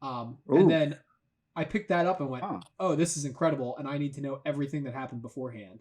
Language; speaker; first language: English; native; English